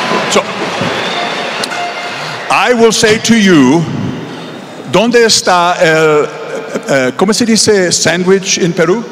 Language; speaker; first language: Spanish; non-native, learner; English